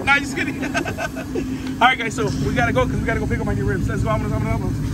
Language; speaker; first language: English; early bilingual, other home language; Spanish